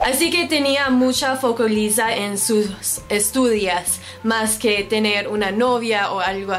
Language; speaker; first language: Spanish; non-native, learner; English